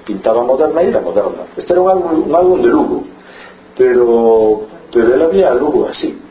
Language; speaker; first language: Spanish; non-native, local second language; Galician